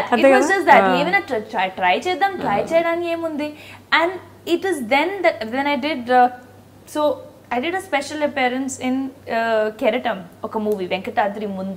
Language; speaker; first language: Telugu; non-native, local second language; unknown